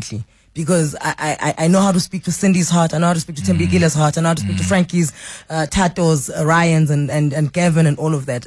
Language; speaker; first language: English; non-native, local second language; Xhosa